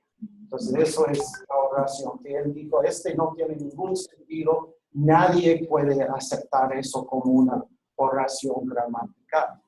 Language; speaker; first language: Spanish; non-native, fluent; English